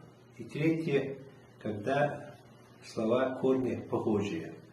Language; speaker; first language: Russian; non-native, local second language; Chechen